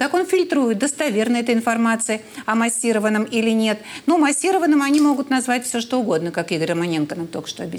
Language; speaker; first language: Russian; native; Russian